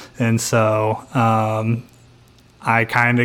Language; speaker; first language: English; native; English